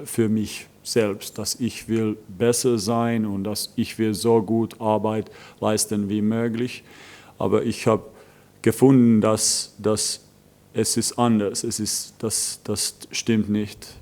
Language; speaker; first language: German; non-native, fluent; Finnish